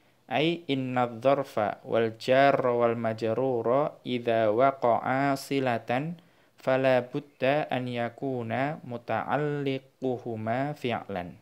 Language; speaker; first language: Arabic; non-native, fluent; Indonesian